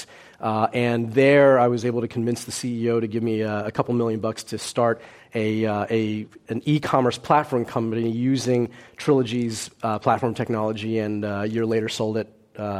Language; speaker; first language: English; early bilingual, other home language; Cantonese